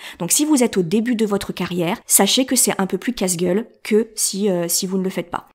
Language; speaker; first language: French; native; French